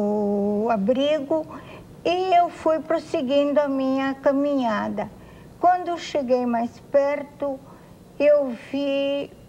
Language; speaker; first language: Portuguese; non-native, fluent; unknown